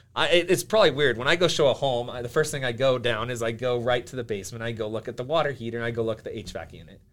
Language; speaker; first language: English; early bilingual, other home language; Finnish